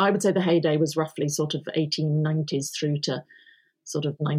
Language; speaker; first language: English; native; English